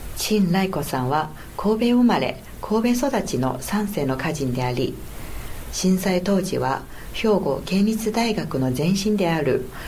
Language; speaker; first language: Japanese; non-native, fluent; Chinese